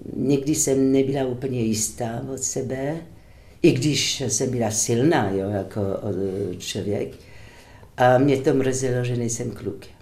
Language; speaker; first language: Czech; non-native, fluent; French